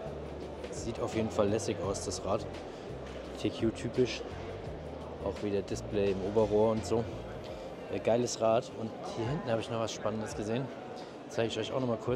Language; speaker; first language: German; native; German